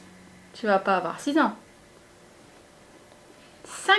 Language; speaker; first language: French; native; French